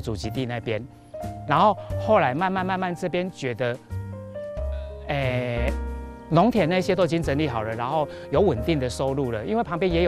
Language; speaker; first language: Chinese; native; Chinese